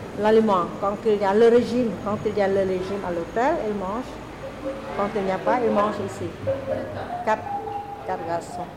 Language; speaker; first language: French; non-native, learner; Khmer